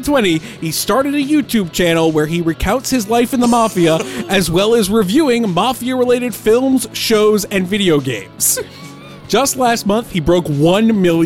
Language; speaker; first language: English; native; English